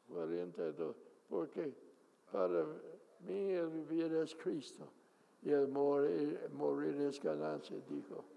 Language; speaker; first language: Spanish; non-native, fluent; English